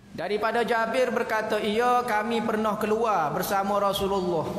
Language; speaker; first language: Malay; native; Malay